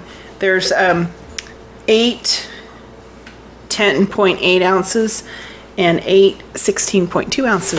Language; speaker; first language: English; native; English